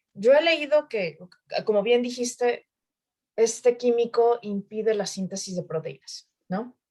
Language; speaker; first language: Spanish; native; Spanish